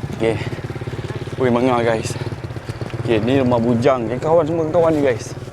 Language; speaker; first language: Malay; native; Malay